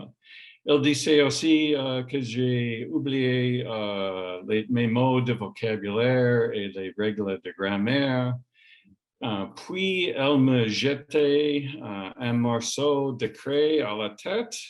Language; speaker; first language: French; non-native, learner; English